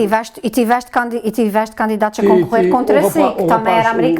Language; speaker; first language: Portuguese; native; Portuguese